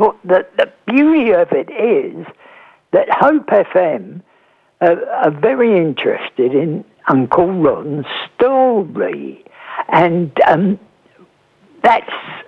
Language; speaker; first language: English; native; English